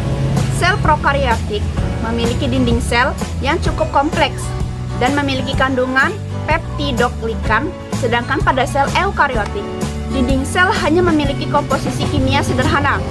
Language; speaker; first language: Indonesian; native; Indonesian